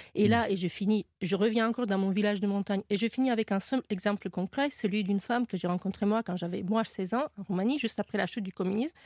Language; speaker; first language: French; non-native, fluent; Romanian